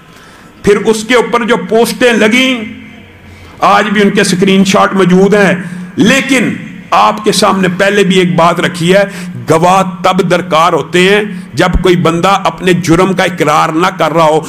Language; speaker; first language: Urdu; non-native, local second language; Punjabi